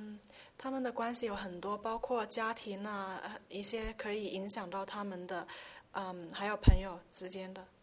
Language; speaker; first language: Chinese; early bilingual, heritage; Chinese